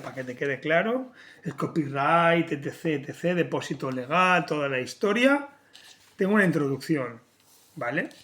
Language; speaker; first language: Spanish; native; Spanish